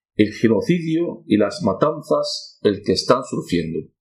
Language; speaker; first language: Spanish; non-native, fluent; Arabic